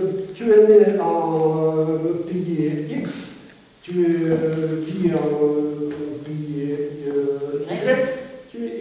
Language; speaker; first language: French; non-native, fluent; Russian